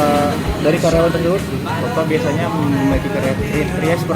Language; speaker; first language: Indonesian; native; Indonesian